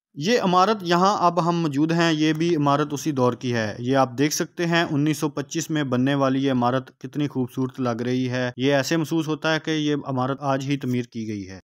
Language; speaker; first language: Urdu; non-native, local second language; Punjabi